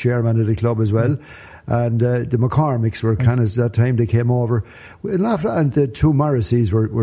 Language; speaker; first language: English; native; English